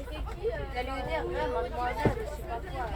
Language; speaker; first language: French; native; French